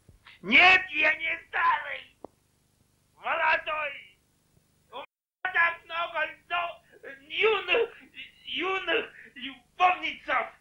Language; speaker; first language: Russian; non-native, local second language; Estonian